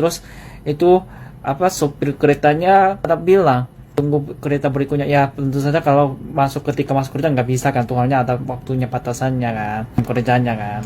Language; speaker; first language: Indonesian; non-native, fluent; Korean